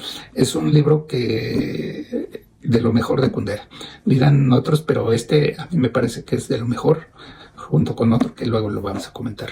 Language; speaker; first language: Spanish; native; Spanish